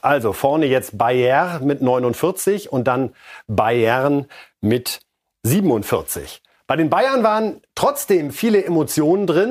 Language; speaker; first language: German; native; German